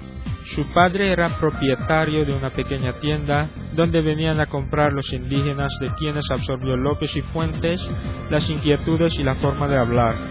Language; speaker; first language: Spanish; non-native, fluent; Filipino